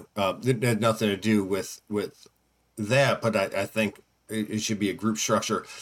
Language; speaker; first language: English; native; English